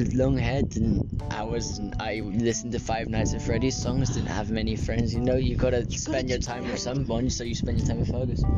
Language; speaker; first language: English; native; English